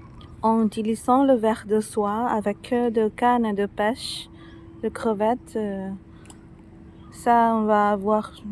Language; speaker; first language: French; non-native, fluent; Thai